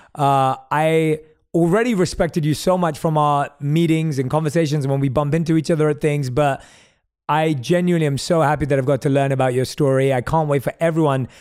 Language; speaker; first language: English; native; English